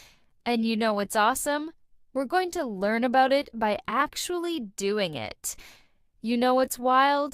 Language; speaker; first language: English; non-native, fluent; Spanish